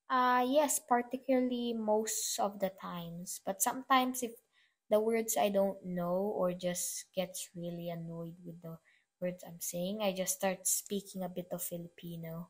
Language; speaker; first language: English; non-native, local second language; Filipino